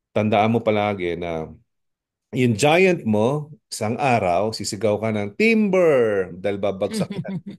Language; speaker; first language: Filipino; native; Filipino